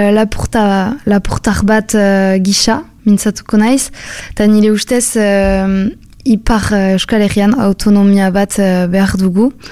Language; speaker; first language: Basque; non-native, local second language; French